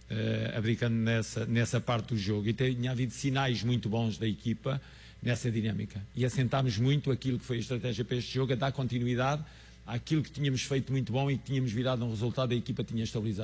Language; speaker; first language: Portuguese; native; Portuguese